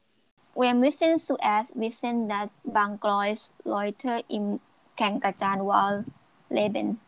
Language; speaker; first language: German; non-native, learner; Thai